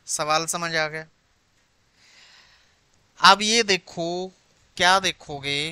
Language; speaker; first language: Hindi; non-native, local second language; Punjabi